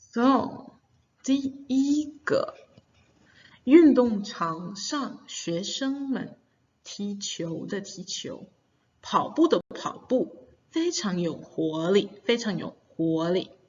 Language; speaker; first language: Chinese; non-native, fluent; English